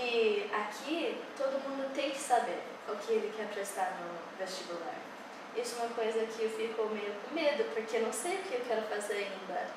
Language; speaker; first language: Portuguese; early bilingual, heritage; English